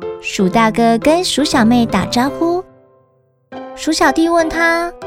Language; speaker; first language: Chinese; native; Chinese